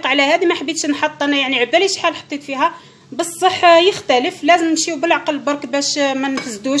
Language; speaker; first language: Arabic; native; Arabic